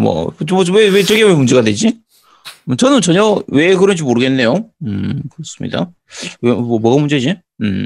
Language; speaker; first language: Korean; native; Korean